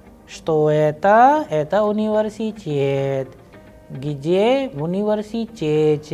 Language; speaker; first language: Russian; non-native, fluent; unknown